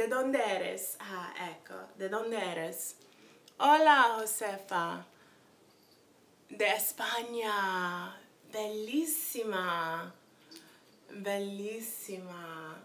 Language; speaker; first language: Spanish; non-native, learner; English